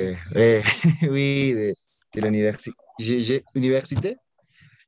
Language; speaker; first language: French; non-native, learner; Spanish